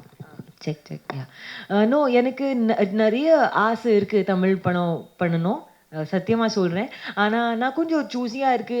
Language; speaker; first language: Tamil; non-native, learner; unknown